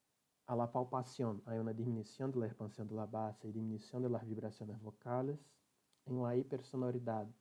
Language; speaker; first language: Spanish; non-native, learner; Portuguese